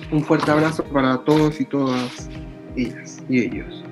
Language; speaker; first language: Spanish; native; Spanish